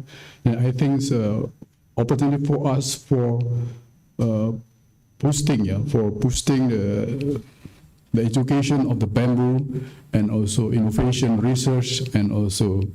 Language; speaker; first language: English; non-native, fluent; Indonesian